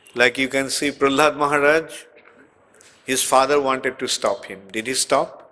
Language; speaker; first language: English; non-native, local second language; Bangla